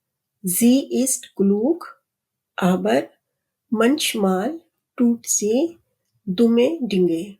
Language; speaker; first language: German; non-native, fluent; Urdu